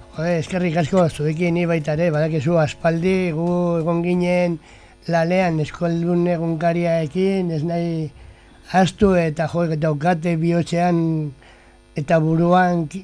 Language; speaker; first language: Basque; non-native, local second language; Spanish